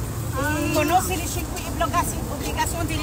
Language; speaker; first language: Italian; non-native, learner; Arabic